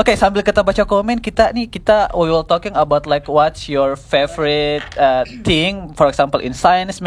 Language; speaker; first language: English; non-native, learner; Indonesian